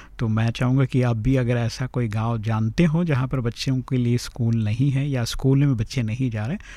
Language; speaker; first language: Hindi; native; Hindi